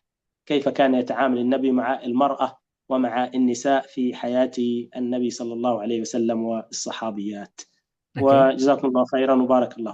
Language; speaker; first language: Arabic; native; Arabic